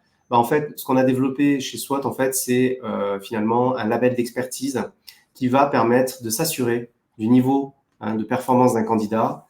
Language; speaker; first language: French; native; French